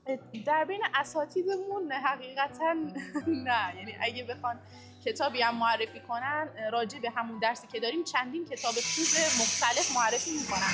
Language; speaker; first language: Persian; native; Persian